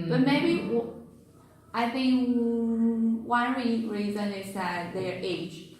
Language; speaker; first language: English; non-native, learner; Chinese